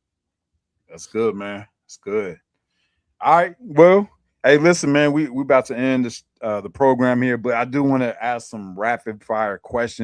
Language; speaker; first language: English; native; English